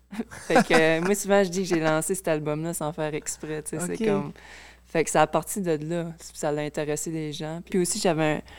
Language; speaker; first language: French; native; French